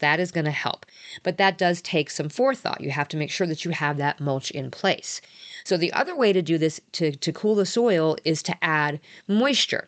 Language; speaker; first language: English; native; English